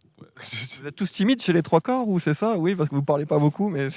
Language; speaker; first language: French; native; French